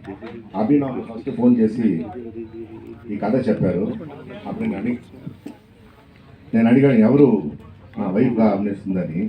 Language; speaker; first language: Telugu; non-native, fluent; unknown